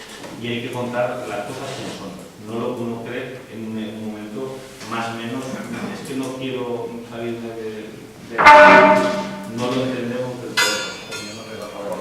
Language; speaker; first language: Spanish; native; Spanish